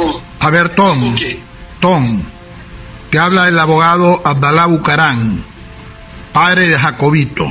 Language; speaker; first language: Spanish; native; Spanish